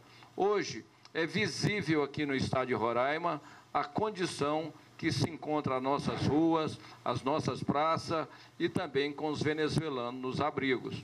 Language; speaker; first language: Portuguese; native; Portuguese